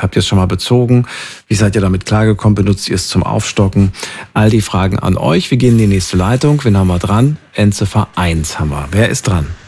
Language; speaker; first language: German; native; German